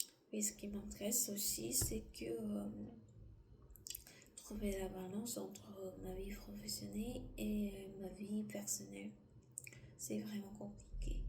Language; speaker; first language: French; non-native, learner; Korean